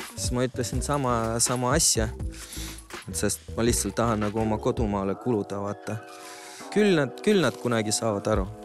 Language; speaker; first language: Estonian; non-native, local second language; Russian